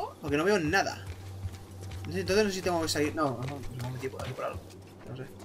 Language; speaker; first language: Spanish; native; Spanish